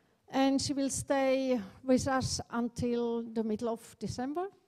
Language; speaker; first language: English; non-native, fluent; French